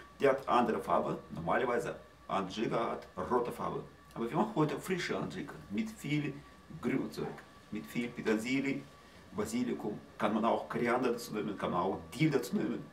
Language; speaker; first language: German; non-native, learner; Russian